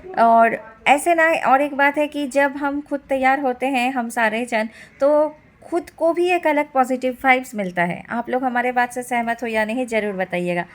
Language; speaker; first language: Hindi; non-native, local second language; Bangla